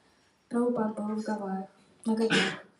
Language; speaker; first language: Russian; native; Russian